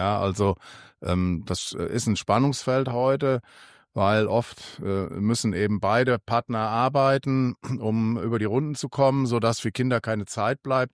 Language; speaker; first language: German; native; German